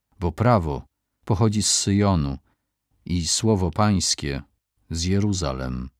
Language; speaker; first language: Polish; native; Polish